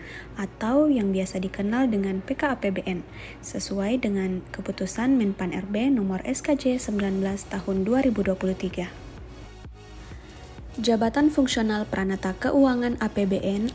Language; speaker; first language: Indonesian; native; Indonesian